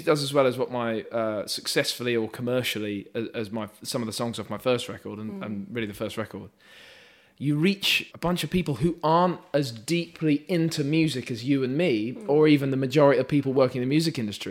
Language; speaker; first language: English; native; English